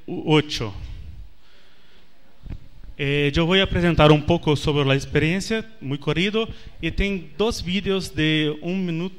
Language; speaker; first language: Spanish; non-native, learner; Portuguese